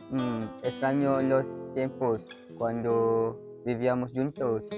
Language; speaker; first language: Spanish; non-native, learner; Malay